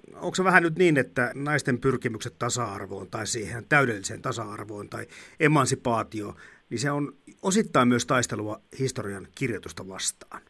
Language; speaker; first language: Finnish; native; Finnish